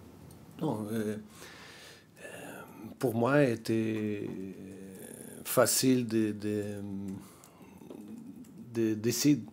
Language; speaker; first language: French; non-native, learner; Portuguese